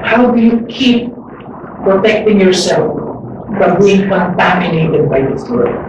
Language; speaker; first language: English; non-native, local second language; Filipino